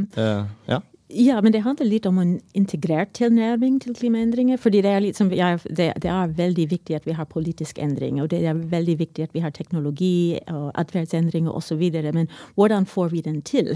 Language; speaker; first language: Norwegian; non-native, fluent; English